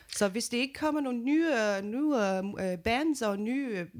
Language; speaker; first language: Danish; non-native, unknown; Portuguese